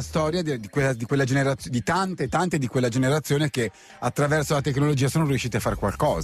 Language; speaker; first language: Italian; native; Italian